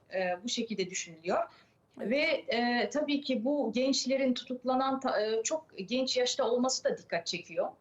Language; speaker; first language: Turkish; early bilingual, other home language; French